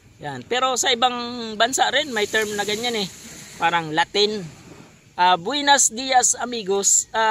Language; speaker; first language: Filipino; non-native, local second language; Bikol